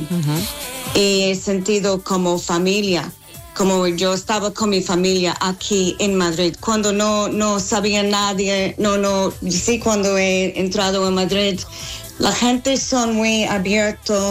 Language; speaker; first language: Spanish; non-native, learner; English